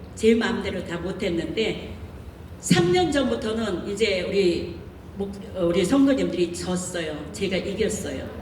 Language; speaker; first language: Korean; native; Korean